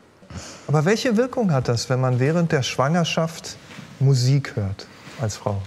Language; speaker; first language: German; native; German